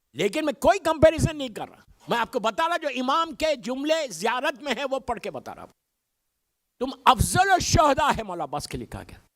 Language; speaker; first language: Urdu; native; Urdu